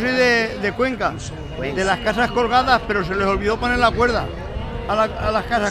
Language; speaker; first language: Spanish; native; Spanish